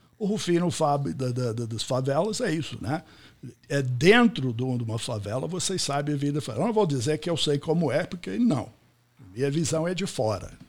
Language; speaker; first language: Portuguese; non-native, fluent; English